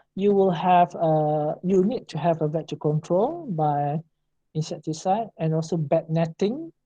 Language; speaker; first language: English; non-native, local second language; Malay